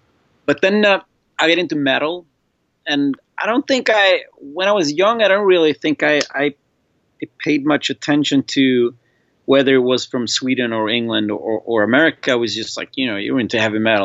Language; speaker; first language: English; non-native, fluent; Swedish